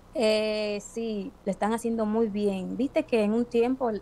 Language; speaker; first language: Spanish; native; Spanish